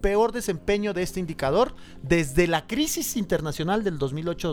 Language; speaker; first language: Spanish; native; Spanish